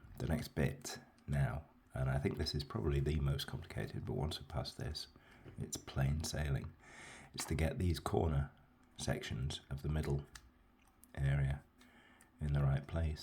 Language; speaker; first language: English; native; English